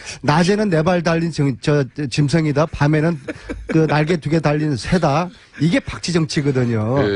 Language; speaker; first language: Korean; native; Korean